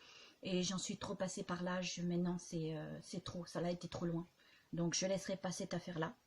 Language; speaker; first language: French; native; French